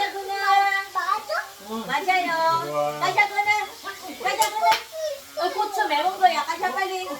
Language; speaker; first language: Korean; non-native, learner; Filipino